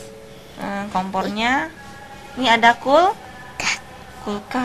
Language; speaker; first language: Indonesian; native; Indonesian